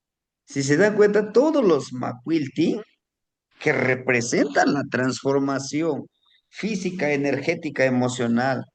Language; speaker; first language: Spanish; native; Spanish